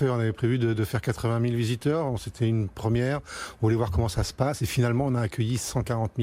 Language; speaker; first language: French; native; French